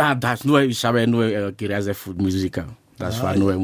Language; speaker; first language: German; non-native, learner; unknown